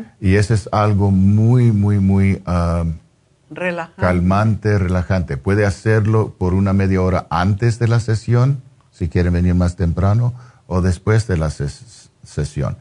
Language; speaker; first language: Spanish; non-native, fluent; English